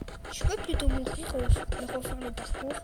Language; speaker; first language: French; native; French